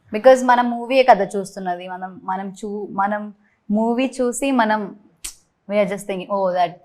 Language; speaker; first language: Telugu; non-native, learner; Malayalam